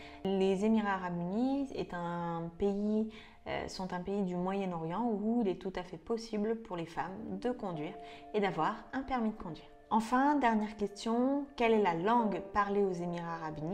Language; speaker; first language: French; native; French